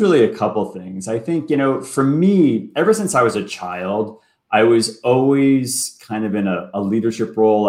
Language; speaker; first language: English; native; English